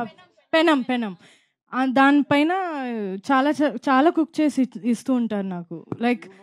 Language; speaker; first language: Telugu; non-native, fluent; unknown